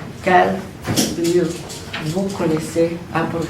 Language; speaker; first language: French; non-native, learner; Portuguese